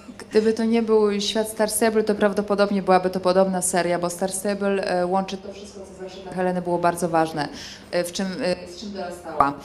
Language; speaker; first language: Polish; native; Polish